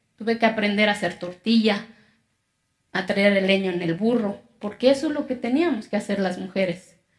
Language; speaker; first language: Spanish; non-native, local second language; Zapotec